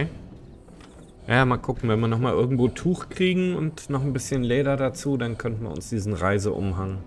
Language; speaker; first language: German; native; German